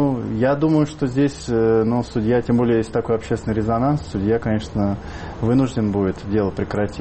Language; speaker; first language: Russian; native; Russian